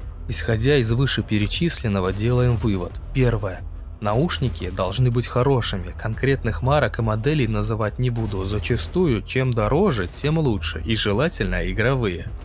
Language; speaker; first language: Russian; native; Russian